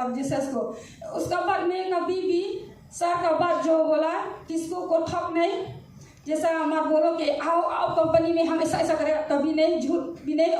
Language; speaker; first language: Hindi; non-native, local second language; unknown